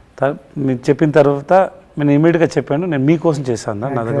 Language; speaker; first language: Telugu; non-native, learner; Tamil